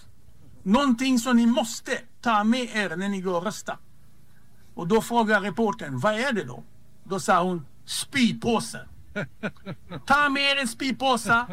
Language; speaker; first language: Swedish; non-native, fluent; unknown